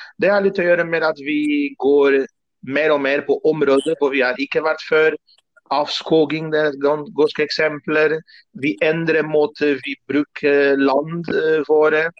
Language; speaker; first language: Norwegian; non-native, fluent; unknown